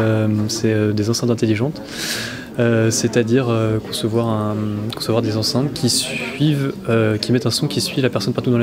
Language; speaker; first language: French; native; French